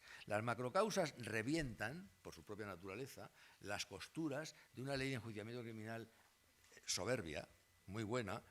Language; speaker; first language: Spanish; native; Spanish